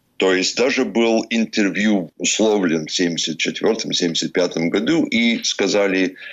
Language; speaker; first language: Russian; early bilingual, heritage; Russian